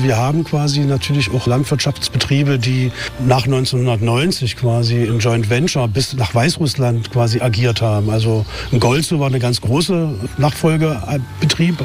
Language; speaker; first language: German; native; German